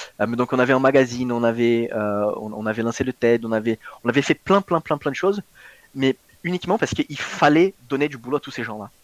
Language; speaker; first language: French; non-native, fluent; Portuguese